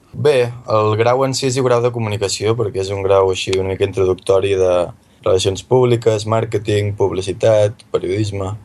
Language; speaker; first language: Catalan; native; Catalan